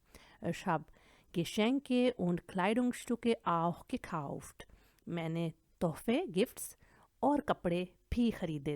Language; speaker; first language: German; non-native, fluent; Urdu